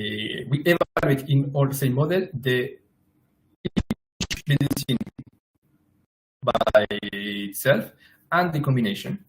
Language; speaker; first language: English; non-native, fluent; Spanish